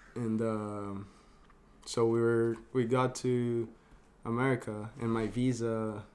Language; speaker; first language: English; non-native, fluent; Portuguese